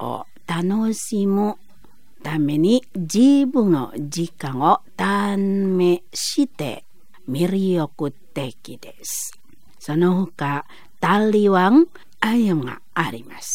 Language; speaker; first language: Japanese; non-native, fluent; Indonesian